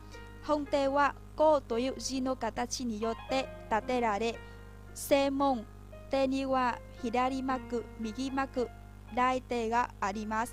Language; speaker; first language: Japanese; non-native, learner; Vietnamese